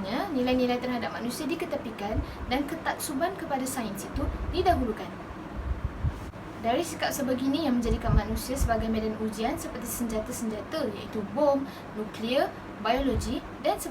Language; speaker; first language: Malay; native; Malay